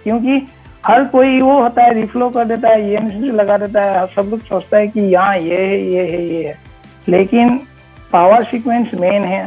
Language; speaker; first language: Hindi; non-native, local second language; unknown